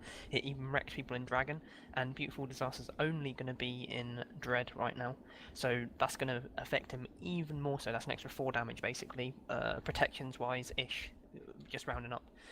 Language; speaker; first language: English; native; English